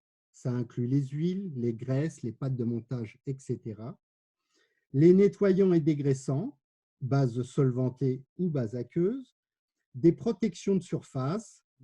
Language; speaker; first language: French; native; French